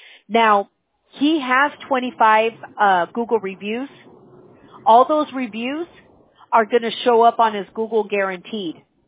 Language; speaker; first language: English; early bilingual, other home language; Spanish